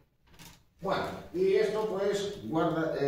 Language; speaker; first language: Spanish; native; Spanish